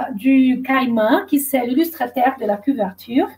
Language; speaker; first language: French; non-native, fluent; Portuguese